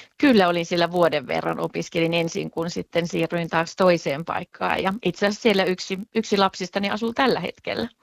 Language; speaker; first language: Finnish; native; Finnish